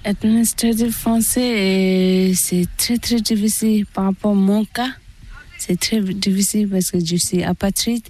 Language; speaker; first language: French; non-native, learner; Tibetan